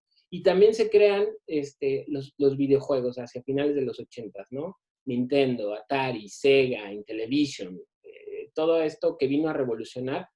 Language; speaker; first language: Spanish; native; Spanish